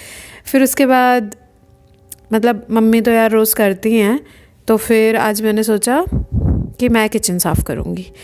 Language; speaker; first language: Hindi; native; Hindi